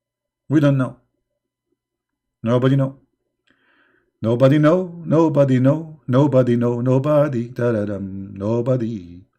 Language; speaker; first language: English; non-native, fluent; Arabic